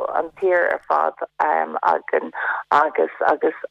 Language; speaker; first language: Irish; non-native, local second language; English